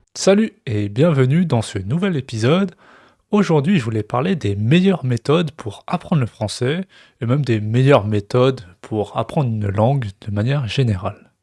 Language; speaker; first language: French; native; French